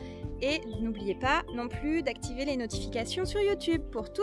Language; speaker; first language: French; native; French